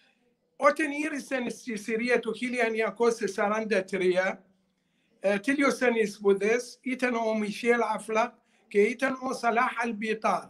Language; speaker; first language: Greek; non-native, learner; Arabic